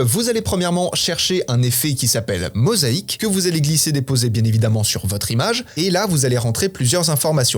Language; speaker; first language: French; native; French